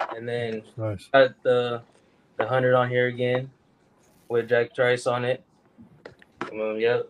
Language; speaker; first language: English; native; English